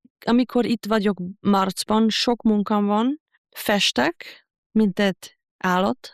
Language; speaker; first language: Hungarian; non-native, learner; German